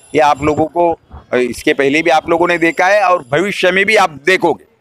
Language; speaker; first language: Hindi; non-native, local second language; Marathi